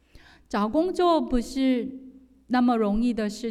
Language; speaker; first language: Chinese; non-native, fluent; Korean